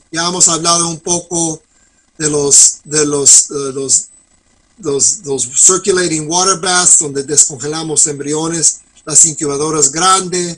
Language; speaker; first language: Spanish; non-native, fluent; English